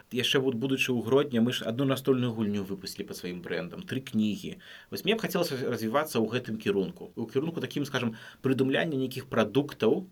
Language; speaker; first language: Belarusian; non-native, local second language; Russian